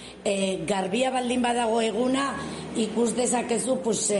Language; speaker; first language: Basque; non-native, local second language; Spanish